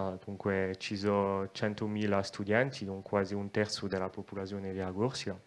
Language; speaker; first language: Italian; non-native, local second language; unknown